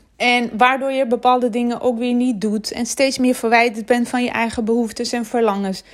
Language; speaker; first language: Dutch; non-native, fluent; Armenian